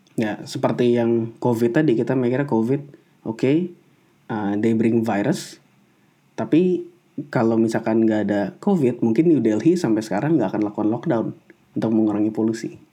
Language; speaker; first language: Indonesian; native; Indonesian